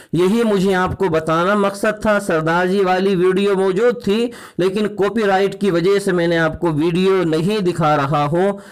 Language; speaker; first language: Urdu; native; Urdu